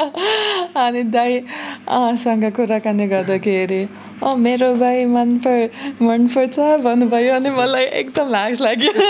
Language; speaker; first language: Nepali; non-native, learner; German